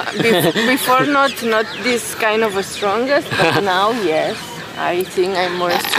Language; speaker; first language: English; non-native, learner; Spanish